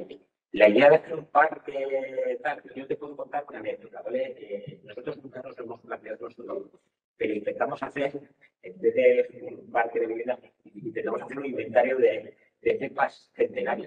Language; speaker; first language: Spanish; native; Spanish